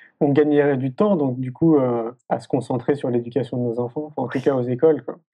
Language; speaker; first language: French; native; French